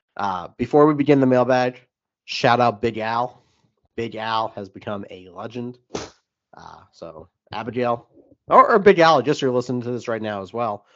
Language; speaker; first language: English; native; English